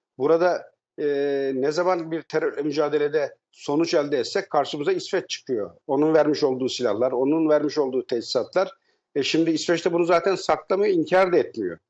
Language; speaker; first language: Turkish; native; Turkish